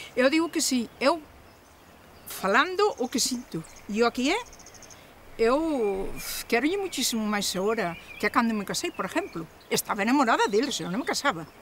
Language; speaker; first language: Galician; native; Galician